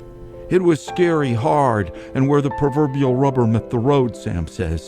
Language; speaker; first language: English; native; English